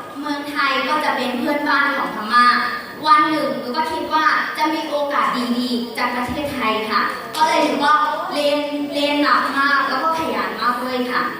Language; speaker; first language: Thai; non-native, fluent; Burmese